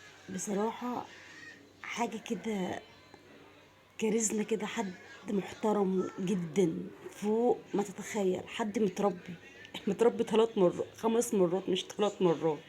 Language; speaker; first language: Arabic; native; Arabic